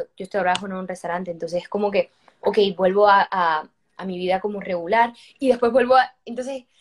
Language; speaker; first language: Spanish; native; Spanish